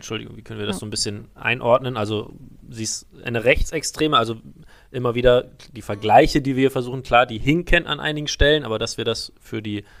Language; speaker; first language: German; native; German